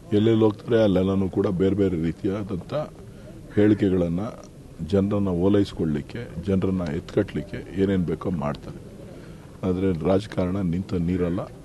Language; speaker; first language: Kannada; native; Kannada